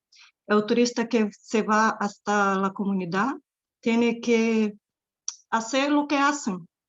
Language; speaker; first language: Spanish; non-native, fluent; Portuguese